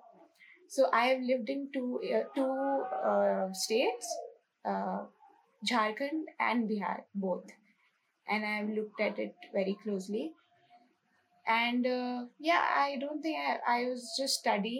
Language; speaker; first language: English; non-native, local second language; Hindi